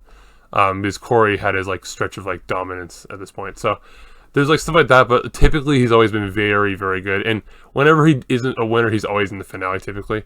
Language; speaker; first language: English; native; English